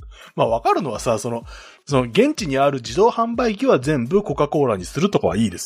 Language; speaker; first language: Japanese; native; Japanese